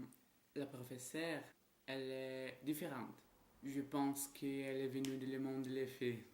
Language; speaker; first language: French; non-native, learner; Portuguese